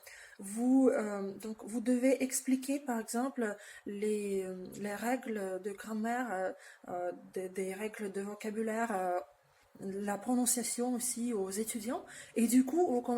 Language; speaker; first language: French; non-native, fluent; Russian